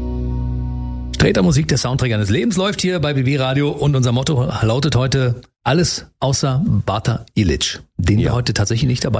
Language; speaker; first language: German; native; German